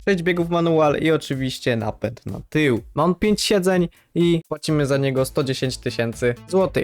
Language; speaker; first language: Polish; native; Polish